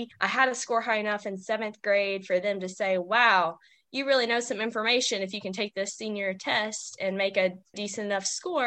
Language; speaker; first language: English; native; English